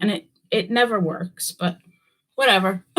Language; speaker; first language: English; native; English